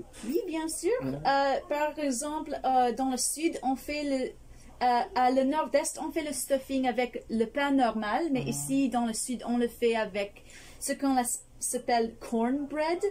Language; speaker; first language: French; non-native, fluent; English